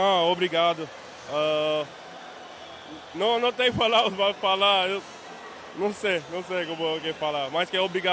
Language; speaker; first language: Portuguese; non-native, learner; Spanish